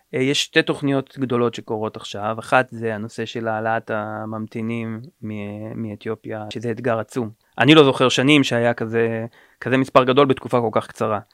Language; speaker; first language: Hebrew; native; Hebrew